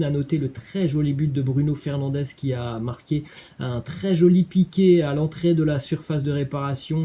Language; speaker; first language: French; native; French